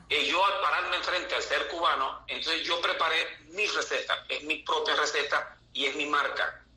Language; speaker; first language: Spanish; native; Spanish